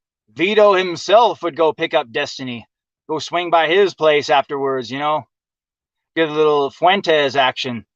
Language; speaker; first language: English; native; English